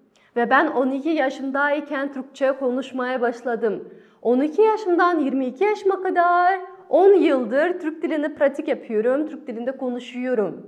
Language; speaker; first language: Turkish; non-native, fluent; Kazakh